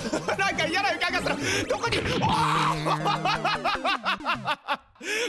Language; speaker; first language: Japanese; native; Japanese